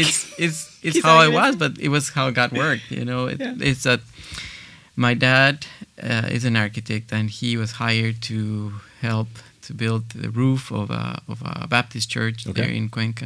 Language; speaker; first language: English; non-native, fluent; Spanish